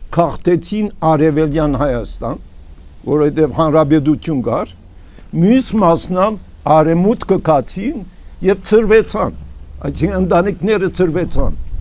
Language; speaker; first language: Armenian; early bilingual, heritage; Armenian